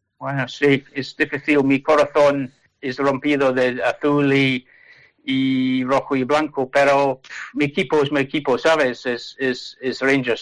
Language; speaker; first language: Spanish; non-native, learner; English